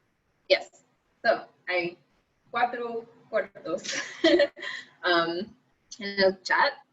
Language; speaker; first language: Spanish; non-native, learner; English